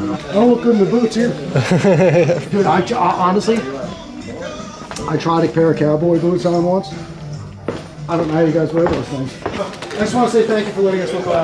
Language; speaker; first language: English; native; English